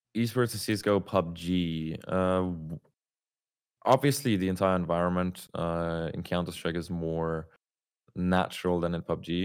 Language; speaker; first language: English; non-native, fluent; German